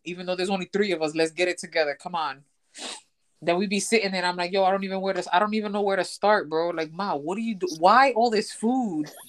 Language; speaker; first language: English; early bilingual, other home language; Spanish